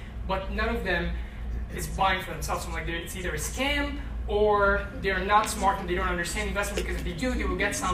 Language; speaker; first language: English; native; English